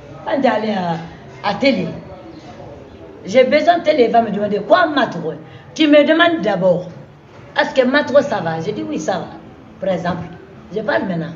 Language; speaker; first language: French; non-native, local second language; Susu